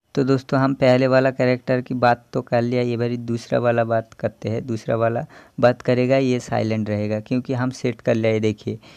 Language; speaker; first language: Hindi; non-native, local second language; Bangla